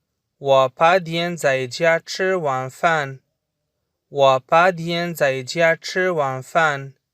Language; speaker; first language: Chinese; non-native, fluent; Urdu